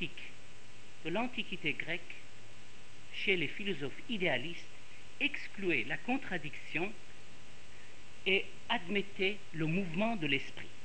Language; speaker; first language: French; non-native, fluent; Persian